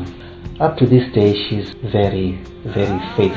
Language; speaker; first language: English; non-native, local second language; Shona